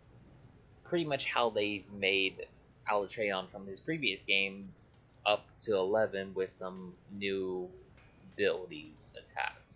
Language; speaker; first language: English; native; English